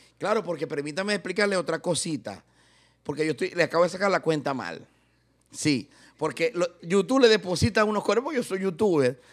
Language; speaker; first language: Spanish; native; Spanish